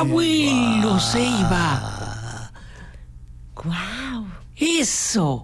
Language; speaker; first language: Spanish; native; Spanish